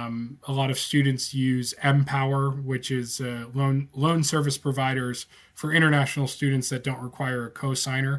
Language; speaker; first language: English; native; English